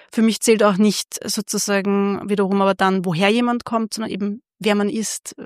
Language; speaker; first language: German; early bilingual, other home language; Hungarian